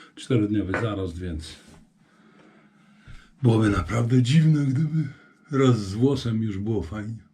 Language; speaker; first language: Polish; native; Polish